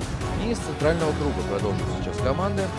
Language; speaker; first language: Russian; native; Russian